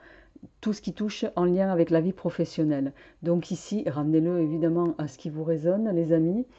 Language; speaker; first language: French; native; French